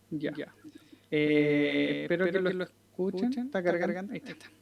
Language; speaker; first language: Spanish; native; Spanish